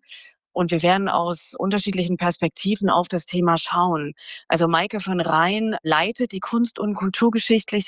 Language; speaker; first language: German; native; German